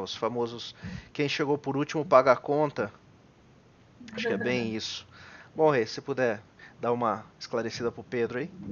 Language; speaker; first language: Portuguese; native; Portuguese